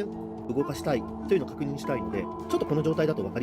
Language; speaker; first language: Japanese; native; Japanese